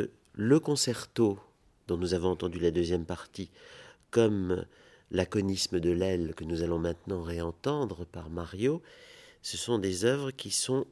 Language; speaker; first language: French; native; French